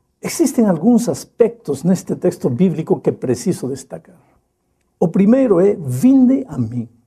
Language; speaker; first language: Portuguese; non-native, fluent; Spanish